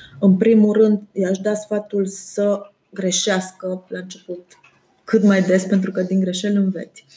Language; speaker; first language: Romanian; non-native, local second language; German